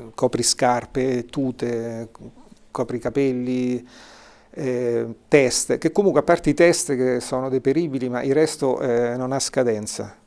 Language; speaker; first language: Italian; native; Italian